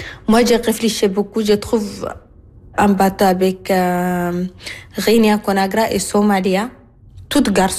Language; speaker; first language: French; non-native, learner; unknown